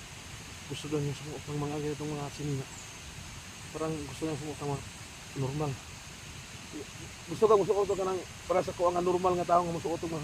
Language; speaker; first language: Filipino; non-native, local second language; Cebuano